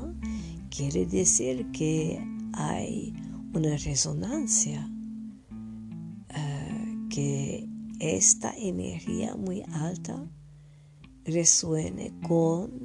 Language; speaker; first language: Spanish; non-native, fluent; French